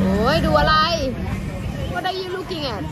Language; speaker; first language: English; non-native, learner; Thai